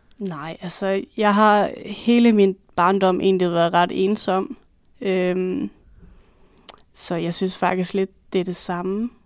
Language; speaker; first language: Danish; native; Danish